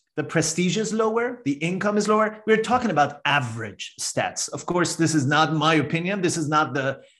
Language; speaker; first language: English; non-native, fluent; Persian